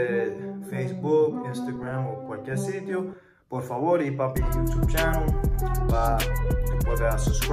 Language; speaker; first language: Spanish; early bilingual, heritage; English